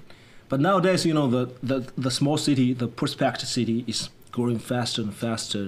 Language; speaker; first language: English; non-native, fluent; Chinese